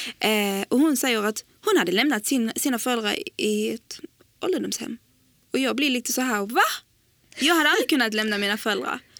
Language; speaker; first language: Swedish; early bilingual, other home language; Arabic